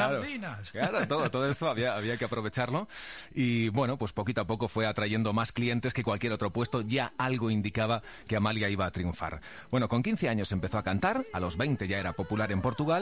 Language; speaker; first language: Spanish; native; Spanish